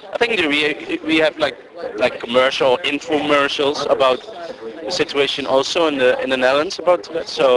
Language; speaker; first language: English; non-native, fluent; Dutch